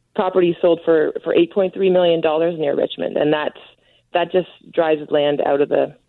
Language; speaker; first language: English; native; English